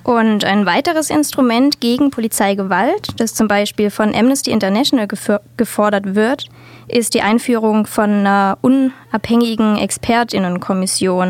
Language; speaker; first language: German; native; German